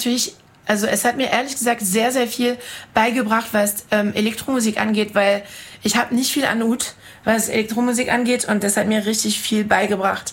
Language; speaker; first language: German; non-native, fluent; French